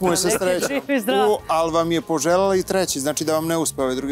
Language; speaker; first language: Serbian; native; Serbian